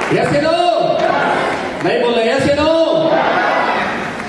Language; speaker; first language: Hindi; native; Hindi